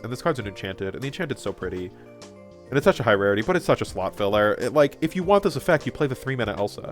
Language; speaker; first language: English; native; English